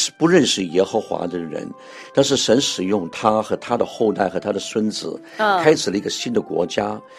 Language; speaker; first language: Chinese; non-native, local second language; Cantonese